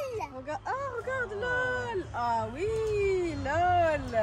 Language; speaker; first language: French; native; French